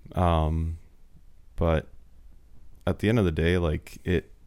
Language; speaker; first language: English; early bilingual, other home language; Slovak